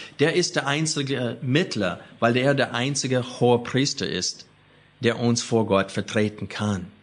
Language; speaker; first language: German; non-native, fluent; English